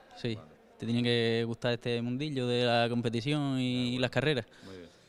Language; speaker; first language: Spanish; native; Spanish